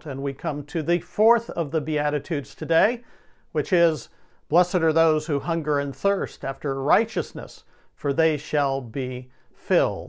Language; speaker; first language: English; native; English